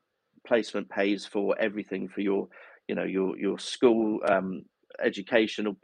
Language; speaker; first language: English; native; English